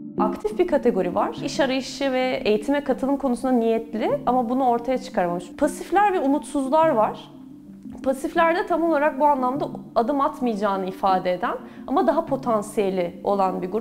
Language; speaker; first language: Turkish; native; Turkish